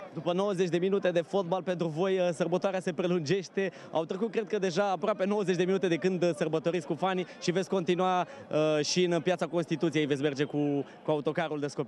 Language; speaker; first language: Romanian; native; Romanian